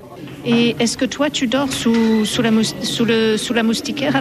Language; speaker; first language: French; native; French